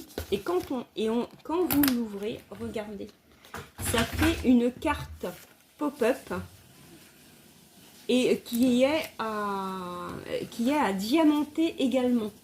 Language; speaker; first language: French; native; French